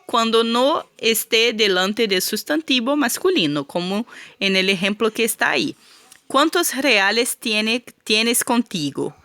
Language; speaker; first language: Spanish; non-native, fluent; Portuguese